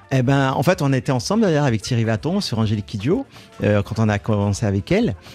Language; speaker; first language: French; native; French